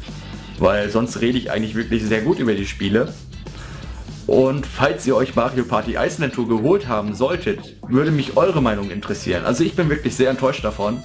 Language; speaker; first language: German; native; German